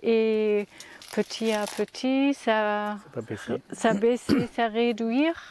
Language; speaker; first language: French; non-native, learner; German